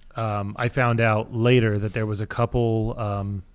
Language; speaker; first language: English; native; English